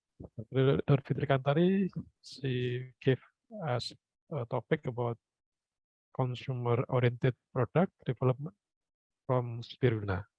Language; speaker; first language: English; non-native, fluent; Indonesian